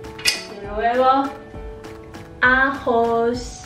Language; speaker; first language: Spanish; non-native, fluent; Chinese